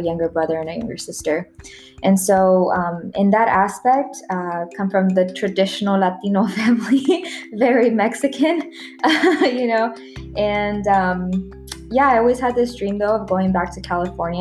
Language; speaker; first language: English; early bilingual, other home language; Spanish